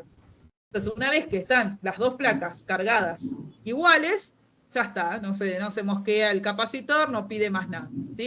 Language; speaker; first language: Spanish; native; Spanish